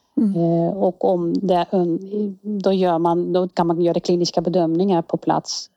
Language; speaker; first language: Swedish; non-native, fluent; Dutch